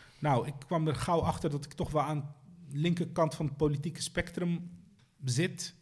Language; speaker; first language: Dutch; early bilingual, other home language; Arabic